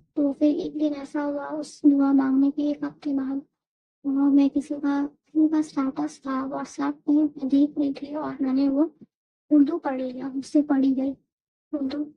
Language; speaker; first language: Urdu; native; Urdu